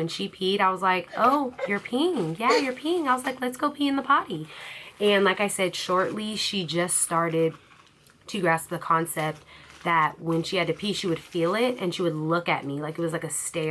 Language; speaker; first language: English; native; English